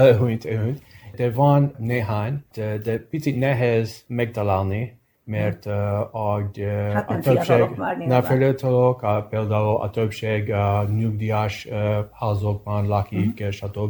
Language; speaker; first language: Hungarian; early bilingual, heritage; English